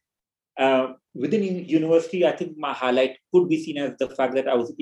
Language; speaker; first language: English; non-native, local second language; Hindi